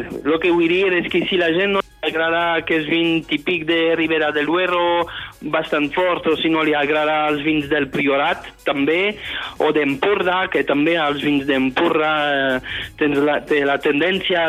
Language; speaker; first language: Catalan; non-native, fluent; French